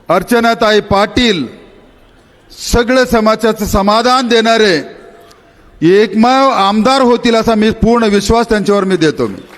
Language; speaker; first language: Marathi; non-native, local second language; Kannada